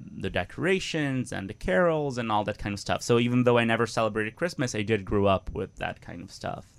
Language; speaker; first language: English; non-native, fluent; Italian